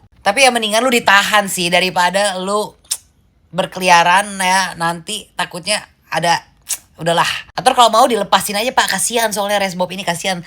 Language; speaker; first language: Indonesian; native; Indonesian